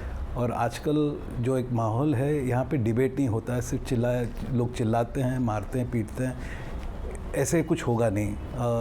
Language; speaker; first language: Hindi; native; Hindi